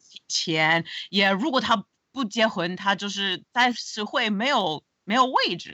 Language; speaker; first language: Chinese; non-native, fluent; English